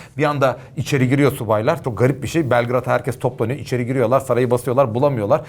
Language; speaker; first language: Turkish; native; Turkish